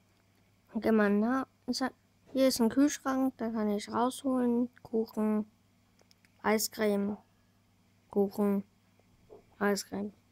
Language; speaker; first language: German; early bilingual, other home language; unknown